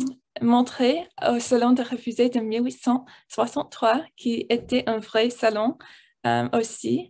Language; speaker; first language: French; non-native, learner; English